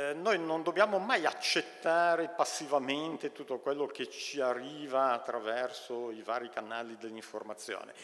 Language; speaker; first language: Italian; native; Italian